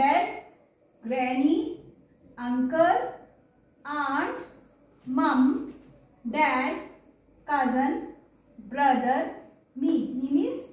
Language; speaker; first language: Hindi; native; Hindi